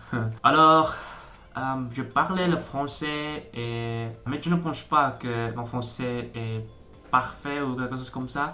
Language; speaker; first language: French; non-native, learner; Indonesian